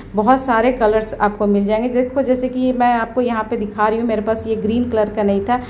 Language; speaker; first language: Hindi; native; Hindi